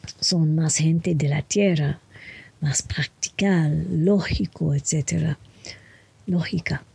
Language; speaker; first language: Spanish; non-native, fluent; French